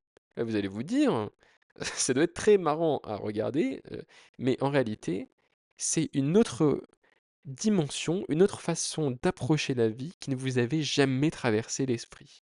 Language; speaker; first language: French; native; French